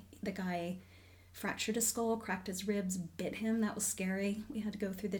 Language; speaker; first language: English; native; English